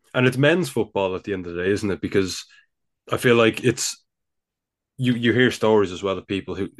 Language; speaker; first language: English; native; English